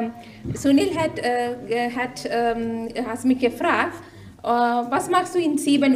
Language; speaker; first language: German; non-native, learner; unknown